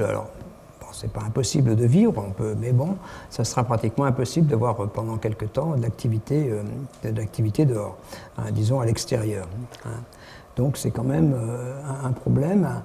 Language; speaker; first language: French; native; French